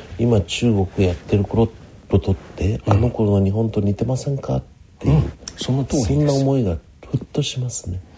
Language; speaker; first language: Japanese; native; Japanese